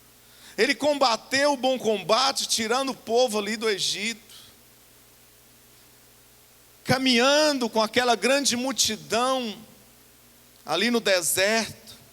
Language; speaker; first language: Portuguese; native; Portuguese